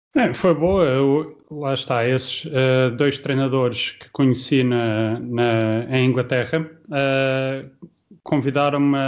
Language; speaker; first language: Portuguese; early bilingual, heritage; Portuguese